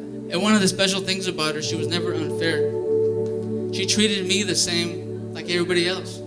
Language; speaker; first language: English; early bilingual, other home language; Spanish